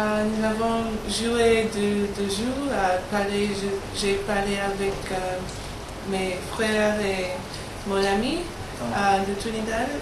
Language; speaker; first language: French; non-native, learner; English